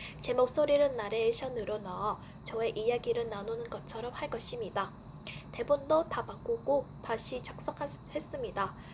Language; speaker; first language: Korean; non-native, fluent; Vietnamese